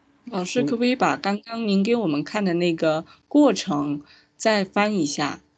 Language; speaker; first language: Chinese; native; Chinese